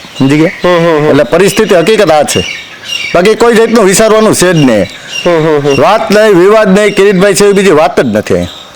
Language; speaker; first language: Gujarati; native; Gujarati